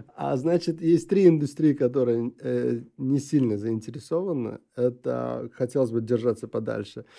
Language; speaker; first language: Russian; non-native, local second language; Uzbek